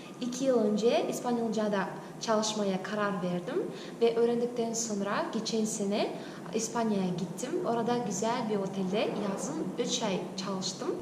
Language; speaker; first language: Turkish; non-native, fluent; Kazakh